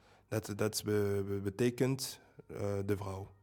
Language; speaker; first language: Dutch; non-native, local second language; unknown